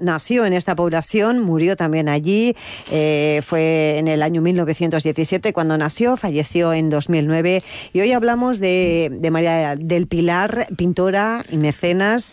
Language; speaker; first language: Spanish; native; Spanish